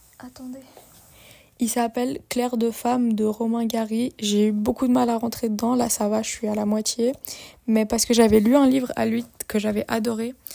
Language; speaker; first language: French; native; French